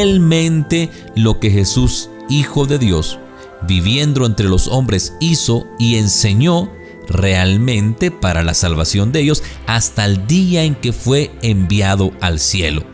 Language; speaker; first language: Spanish; native; Spanish